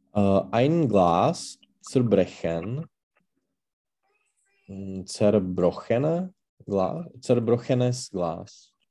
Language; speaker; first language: German; non-native, learner; Czech